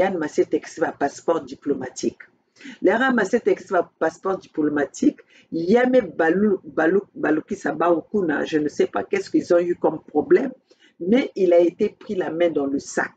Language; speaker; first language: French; non-native, local second language; Kongo